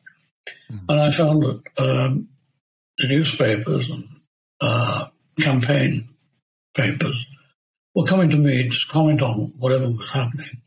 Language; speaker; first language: English; native; English